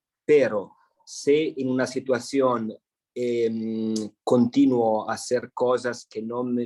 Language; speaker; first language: Spanish; non-native, fluent; Italian